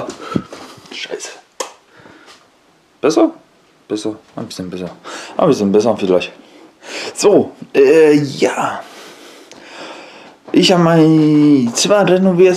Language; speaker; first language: German; non-native, learner; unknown